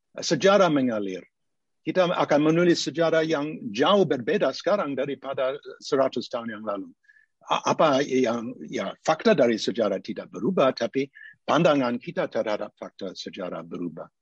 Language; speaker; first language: Indonesian; non-native, fluent; English